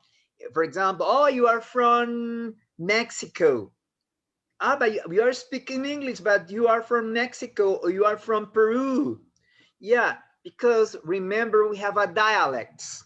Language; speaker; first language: English; non-native, fluent; Spanish